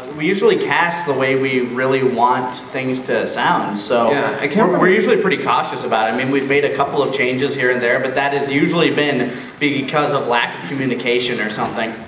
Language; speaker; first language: English; native; English